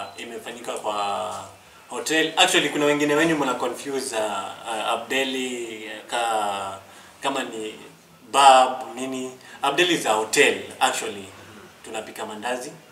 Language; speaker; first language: Swahili; non-native, local second language; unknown